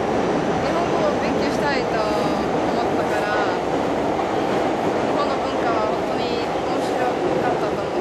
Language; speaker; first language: Japanese; non-native, learner; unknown